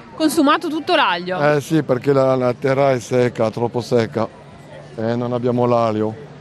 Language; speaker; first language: Italian; non-native, learner; French